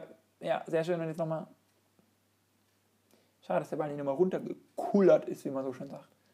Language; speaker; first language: German; native; German